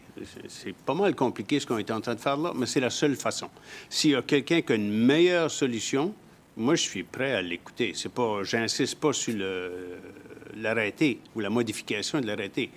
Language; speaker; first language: French; native; French